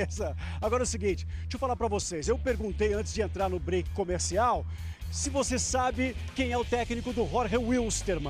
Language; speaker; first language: Portuguese; native; Portuguese